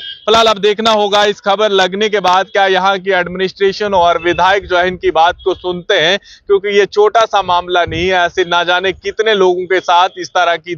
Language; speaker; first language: Hindi; native; Hindi